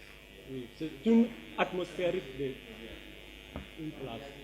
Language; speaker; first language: French; non-native, learner; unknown